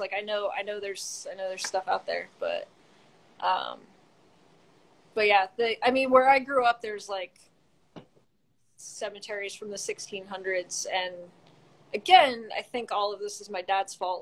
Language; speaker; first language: English; native; English